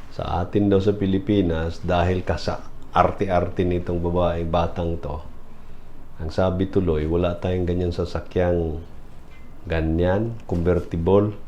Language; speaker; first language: Filipino; non-native, local second language; Cebuano